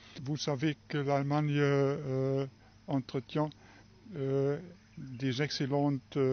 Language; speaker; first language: French; non-native, fluent; German